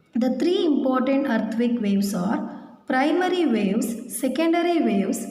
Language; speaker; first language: English; non-native, local second language; Kannada